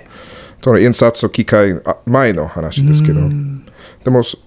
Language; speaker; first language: Japanese; non-native, learner; English